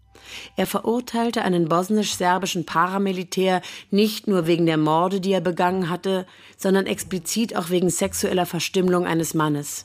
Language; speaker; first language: German; native; German